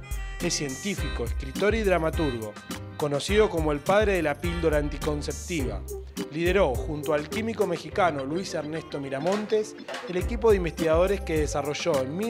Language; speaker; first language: Spanish; native; Spanish